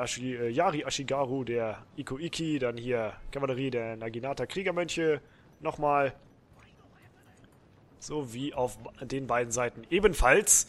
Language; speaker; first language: German; native; German